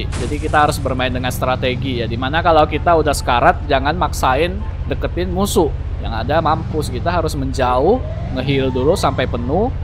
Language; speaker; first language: Indonesian; native; Indonesian